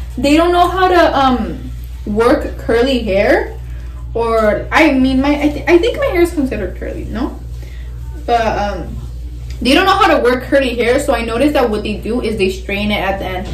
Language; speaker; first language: English; early bilingual, other home language; Spanish